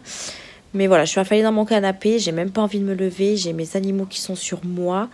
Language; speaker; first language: French; native; French